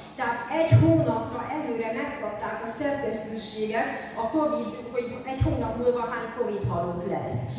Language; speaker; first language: Hungarian; native; Hungarian